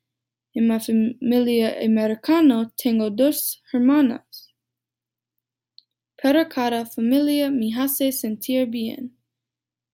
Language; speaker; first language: Spanish; non-native, learner; English